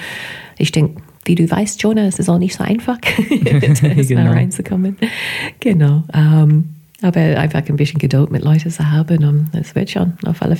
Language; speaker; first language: German; non-native, fluent; English